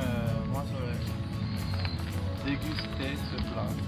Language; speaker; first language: French; non-native, fluent; Spanish